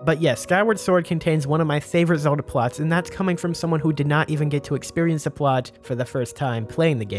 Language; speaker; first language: English; native; English